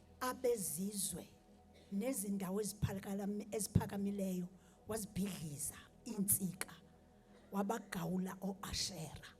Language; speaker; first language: Zulu; non-native, local second language; Xhosa